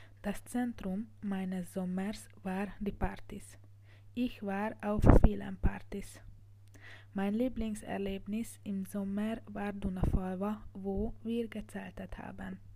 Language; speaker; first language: German; non-native, learner; Hungarian